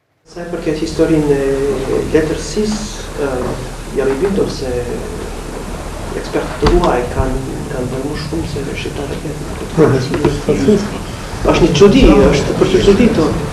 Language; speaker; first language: Albanian; non-native, fluent; English